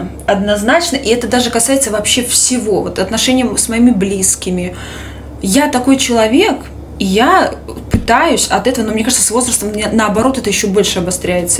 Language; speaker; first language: Russian; native; Russian